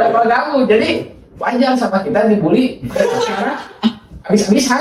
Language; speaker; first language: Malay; non-native, local second language; Sundanese